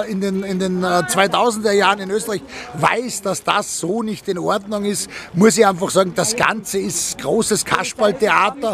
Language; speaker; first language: German; native; German